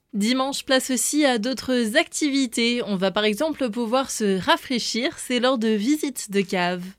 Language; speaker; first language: French; native; French